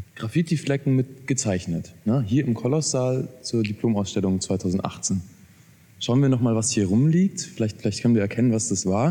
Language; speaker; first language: German; native; German